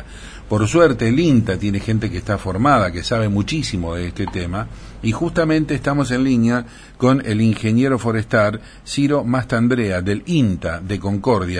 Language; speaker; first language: Spanish; native; Spanish